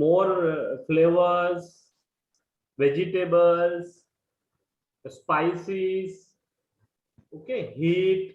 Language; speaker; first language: English; non-native, learner; Gujarati